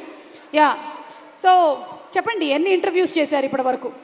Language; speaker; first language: Telugu; native; Telugu